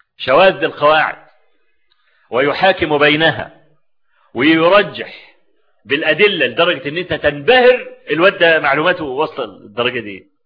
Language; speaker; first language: Arabic; native; Arabic